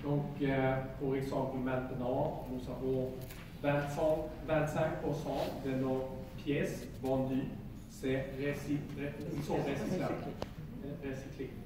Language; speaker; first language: French; non-native, learner; Swedish